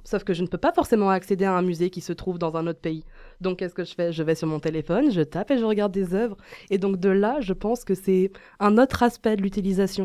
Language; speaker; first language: French; native; French